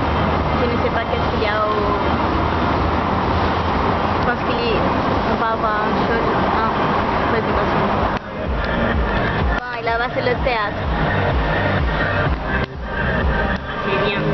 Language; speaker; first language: French; non-native, learner; Portuguese